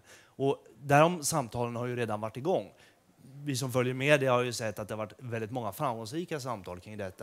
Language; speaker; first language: Swedish; native; Swedish